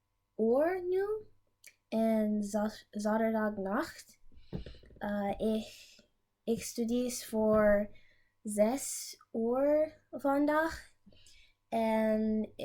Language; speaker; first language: Dutch; non-native, learner; English